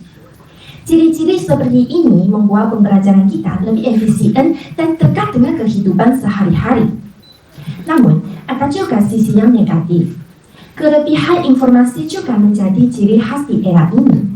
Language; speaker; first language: Indonesian; non-native, fluent; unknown